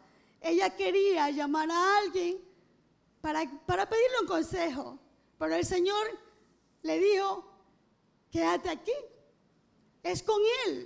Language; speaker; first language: Spanish; native; Spanish